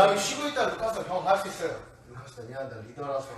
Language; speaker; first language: Korean; native; Korean